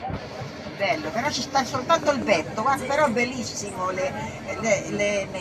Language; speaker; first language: Italian; non-native, learner; Filipino